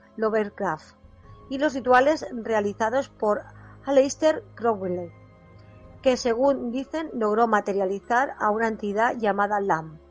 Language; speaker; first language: Spanish; native; Spanish